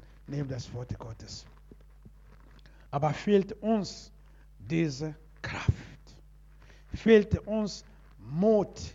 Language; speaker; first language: German; non-native, learner; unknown